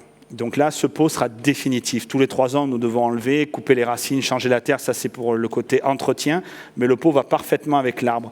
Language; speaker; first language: French; native; French